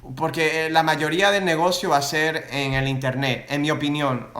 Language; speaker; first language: Spanish; early bilingual, other home language; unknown